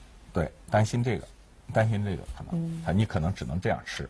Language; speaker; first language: Chinese; native; Chinese